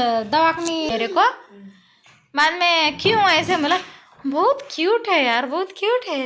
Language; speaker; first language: Hindi; non-native, local second language; Kannada